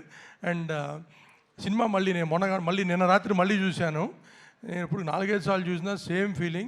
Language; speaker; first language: Telugu; native; Telugu